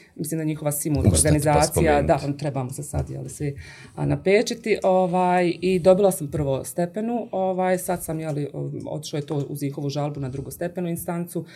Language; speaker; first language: Bosnian; native; Bosnian